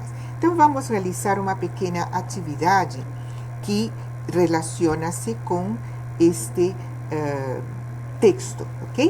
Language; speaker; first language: Portuguese; non-native, fluent; Spanish